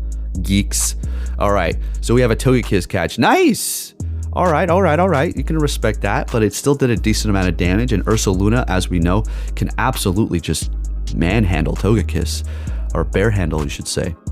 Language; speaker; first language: English; native; English